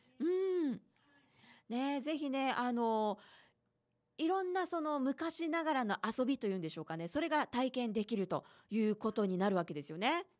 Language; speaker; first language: Japanese; native; Japanese